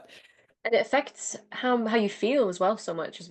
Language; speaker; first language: English; native; English